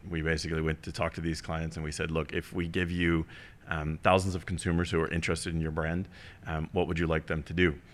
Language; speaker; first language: English; early bilingual, heritage; German